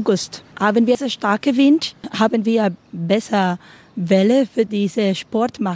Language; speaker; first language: German; non-native, learner; Spanish